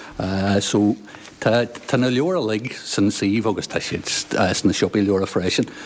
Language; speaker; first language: Irish; native; Irish